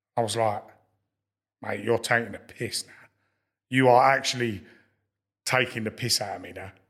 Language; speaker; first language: English; native; English